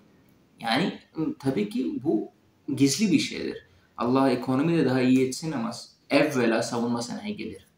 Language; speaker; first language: Turkish; non-native, fluent; Urdu